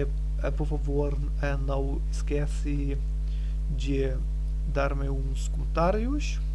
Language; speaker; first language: Portuguese; non-native, learner; German